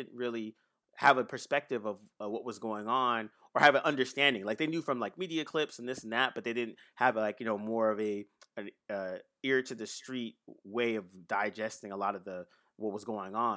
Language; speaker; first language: English; native; English